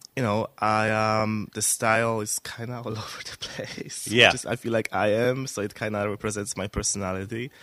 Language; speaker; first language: English; non-native, fluent; Polish